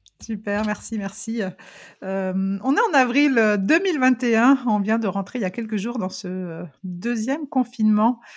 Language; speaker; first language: French; native; French